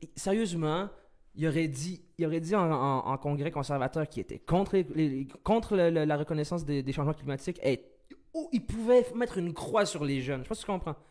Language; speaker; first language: French; early bilingual, other home language; Arabic